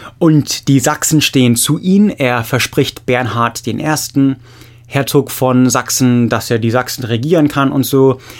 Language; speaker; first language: German; non-native, fluent; English